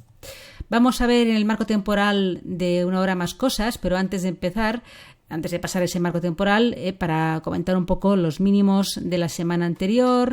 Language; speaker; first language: Spanish; native; Spanish